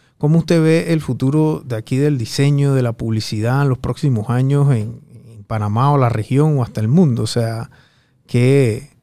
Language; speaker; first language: Spanish; native; Spanish